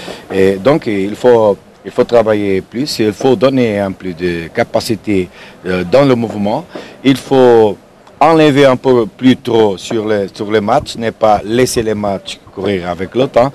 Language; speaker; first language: French; non-native, fluent; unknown